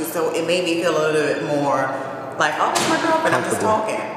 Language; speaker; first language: English; native; English